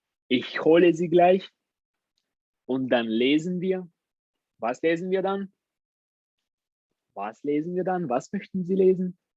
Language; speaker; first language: German; non-native, fluent; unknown